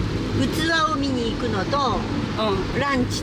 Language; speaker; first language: Japanese; native; Japanese